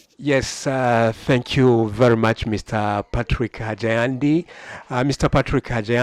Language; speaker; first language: English; non-native, fluent; Rundi